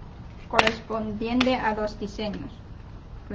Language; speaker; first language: Spanish; non-native, learner; Chinese